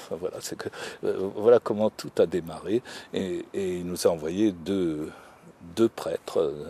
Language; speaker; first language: French; native; French